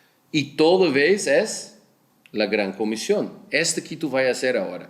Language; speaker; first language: Spanish; non-native, fluent; Portuguese